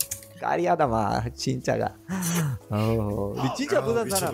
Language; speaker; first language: Korean; non-native, fluent; Spanish